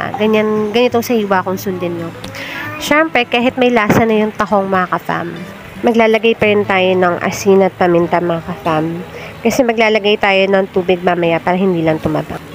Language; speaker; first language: Filipino; non-native, local second language; Aklanon